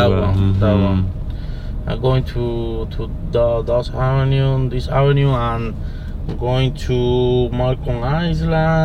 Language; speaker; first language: English; non-native, learner; Spanish